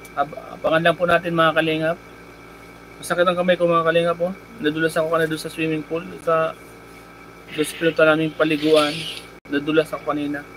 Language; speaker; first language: Filipino; native; Filipino